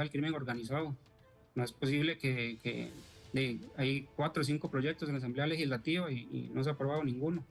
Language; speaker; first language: Spanish; native; Spanish